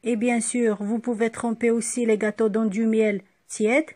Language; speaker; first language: French; non-native, local second language; Arabic